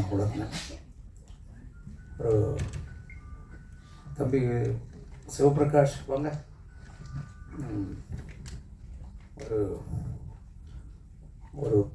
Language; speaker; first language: Tamil; native; Tamil